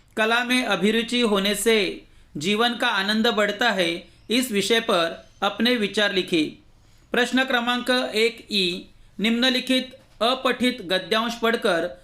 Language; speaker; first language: Hindi; non-native, local second language; Marathi